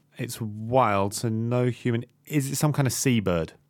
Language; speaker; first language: English; native; English